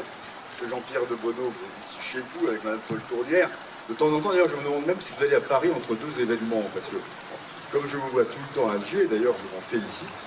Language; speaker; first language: French; native; French